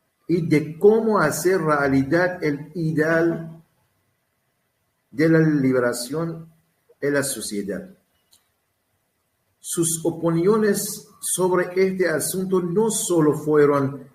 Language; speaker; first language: Spanish; non-native, learner; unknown